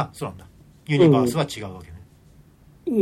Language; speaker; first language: Japanese; native; Japanese